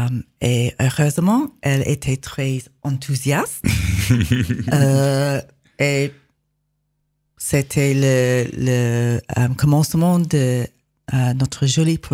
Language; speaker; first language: French; non-native, learner; English